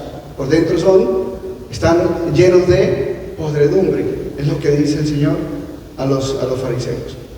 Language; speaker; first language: Spanish; native; Spanish